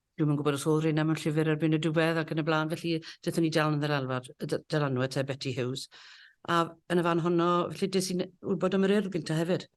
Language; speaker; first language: Welsh; native; Welsh